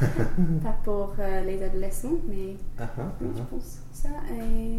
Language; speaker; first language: French; non-native, learner; English